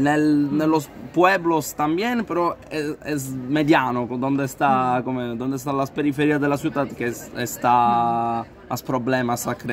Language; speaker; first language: Spanish; non-native, learner; Italian